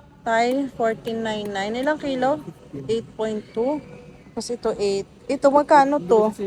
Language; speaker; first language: Filipino; native; Filipino